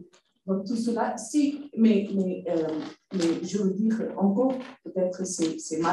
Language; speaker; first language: French; non-native, fluent; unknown